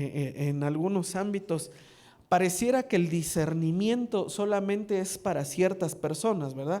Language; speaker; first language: Spanish; native; Spanish